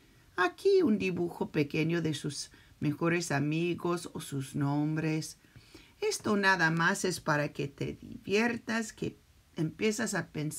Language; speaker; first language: Spanish; early bilingual, heritage; Spanish